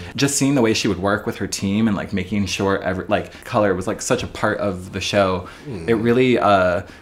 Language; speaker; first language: English; native; English